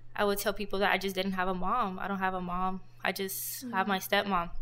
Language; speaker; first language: English; non-native, fluent; Spanish